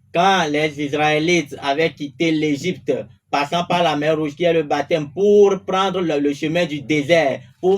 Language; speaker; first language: French; non-native, local second language; Ewe